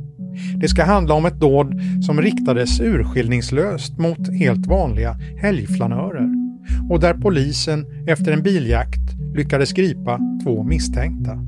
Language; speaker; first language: Swedish; native; Swedish